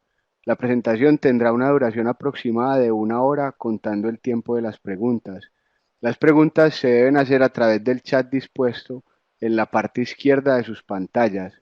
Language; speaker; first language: Spanish; native; Spanish